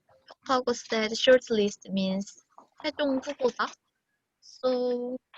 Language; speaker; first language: English; non-native, learner; Korean